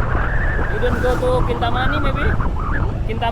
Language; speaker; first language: English; non-native, learner; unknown